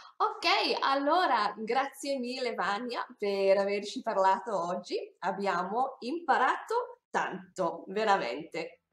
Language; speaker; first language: Italian; non-native, fluent; English